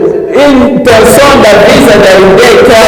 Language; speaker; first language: Danish; early bilingual, other home language; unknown